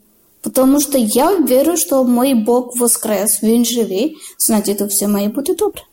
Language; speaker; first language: Ukrainian; non-native, learner; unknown